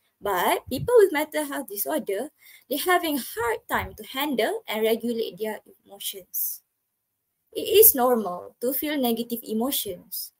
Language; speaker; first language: English; non-native, local second language; Malay